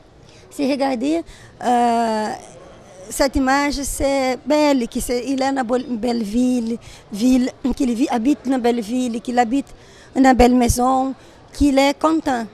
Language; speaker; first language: French; non-native, learner; Portuguese